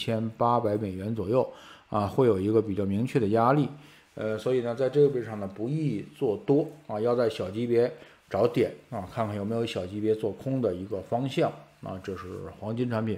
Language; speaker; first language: Chinese; native; Chinese